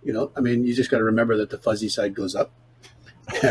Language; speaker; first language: English; native; English